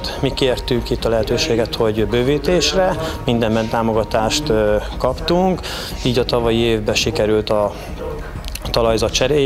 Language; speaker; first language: Hungarian; native; Hungarian